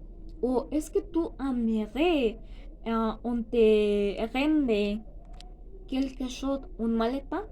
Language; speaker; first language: French; non-native, learner; Spanish